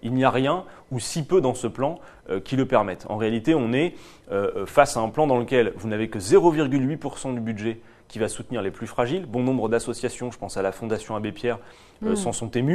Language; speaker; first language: French; native; French